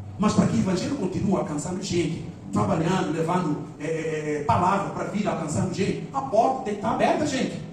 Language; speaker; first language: Portuguese; non-native, local second language; Upper Guinea Crioulo